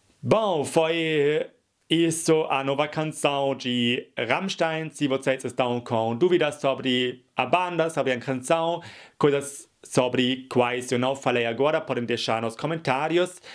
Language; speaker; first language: Portuguese; non-native, fluent; German